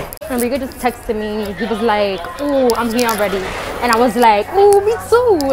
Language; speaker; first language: English; early bilingual, other home language; Spanish